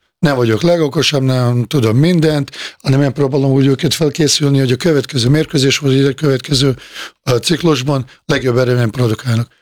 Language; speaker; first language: Hungarian; non-native, fluent; Bosnian